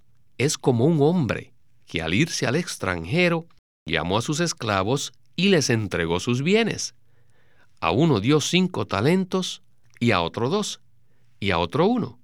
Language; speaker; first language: Spanish; native; Spanish